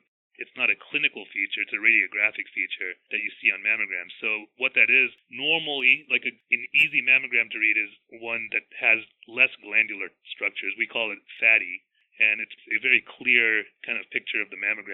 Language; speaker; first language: English; native; English